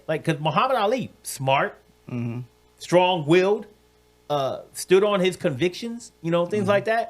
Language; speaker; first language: English; native; English